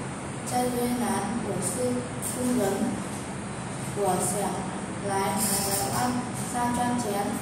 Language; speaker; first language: Chinese; non-native, learner; Vietnamese